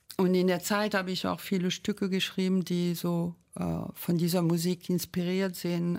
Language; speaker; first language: German; non-native, fluent; French